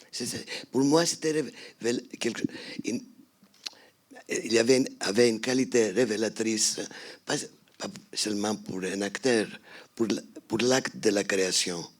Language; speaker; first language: French; non-native, fluent; Greek